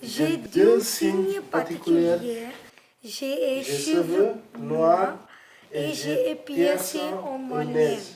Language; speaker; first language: French; non-native, learner; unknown